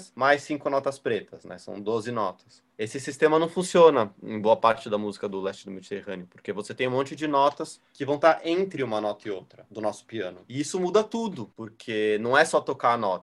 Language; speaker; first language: Portuguese; native; Portuguese